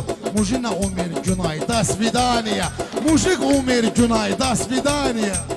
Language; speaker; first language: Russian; non-native, learner; Azerbaijani